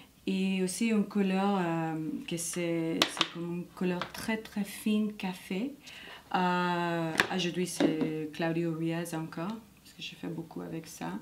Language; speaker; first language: French; non-native, learner; English